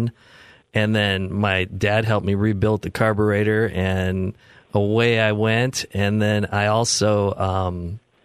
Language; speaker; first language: English; native; English